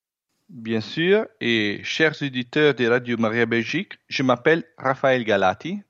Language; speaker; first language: French; non-native, fluent; Italian